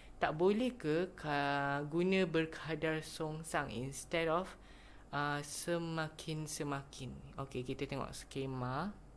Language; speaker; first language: Malay; native; Malay